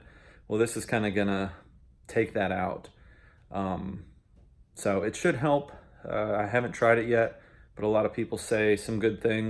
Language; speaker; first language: English; native; English